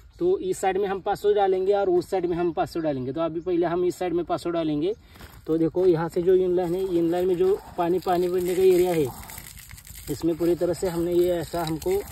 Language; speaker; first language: Hindi; non-native, local second language; Marathi